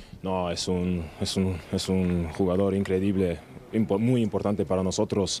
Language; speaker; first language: Spanish; non-native, fluent; German